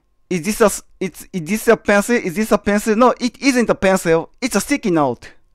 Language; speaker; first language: English; non-native, learner; Japanese